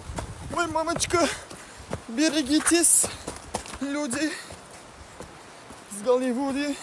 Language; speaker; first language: Russian; non-native, local second language; Tajik